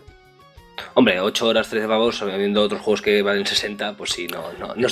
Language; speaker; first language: Spanish; native; Spanish